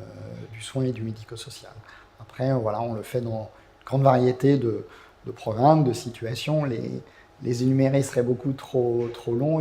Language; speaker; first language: French; native; French